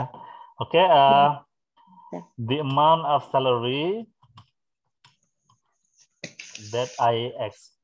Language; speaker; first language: English; non-native, fluent; Indonesian